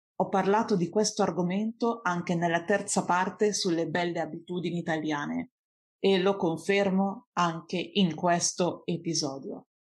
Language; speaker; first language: Italian; native; Italian